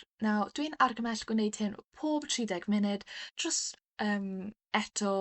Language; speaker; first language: Welsh; non-native, local second language; English